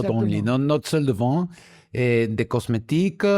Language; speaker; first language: French; non-native, learner; Spanish